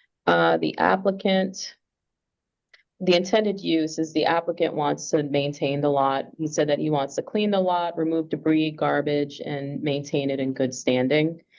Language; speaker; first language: English; native; English